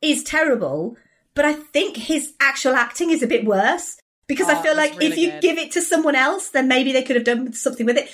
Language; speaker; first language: English; native; English